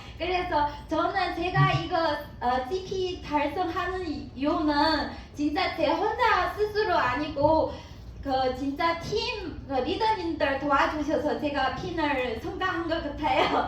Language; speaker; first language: Korean; non-native, learner; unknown